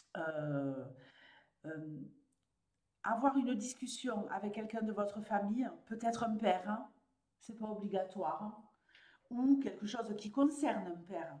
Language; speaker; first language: French; native; French